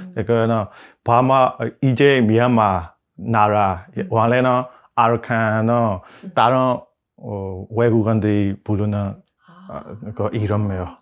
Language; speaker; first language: Korean; non-native, learner; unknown